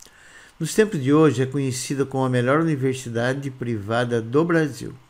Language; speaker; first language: Portuguese; native; Portuguese